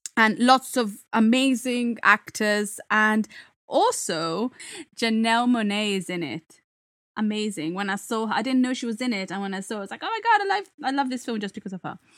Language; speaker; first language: English; non-native, fluent; Italian